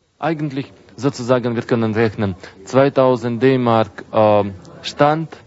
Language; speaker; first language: German; non-native, learner; Russian